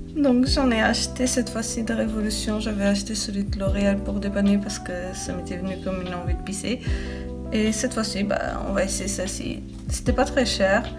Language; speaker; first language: French; early bilingual, other home language; Portuguese